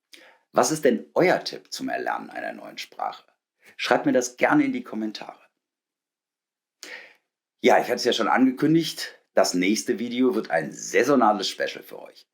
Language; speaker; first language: German; native; German